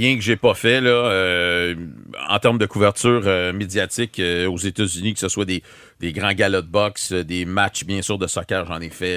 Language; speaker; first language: French; native; French